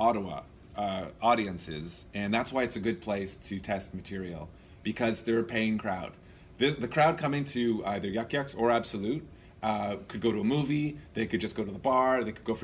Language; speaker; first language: English; native; English